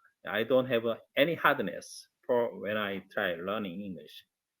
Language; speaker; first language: English; non-native, learner; Korean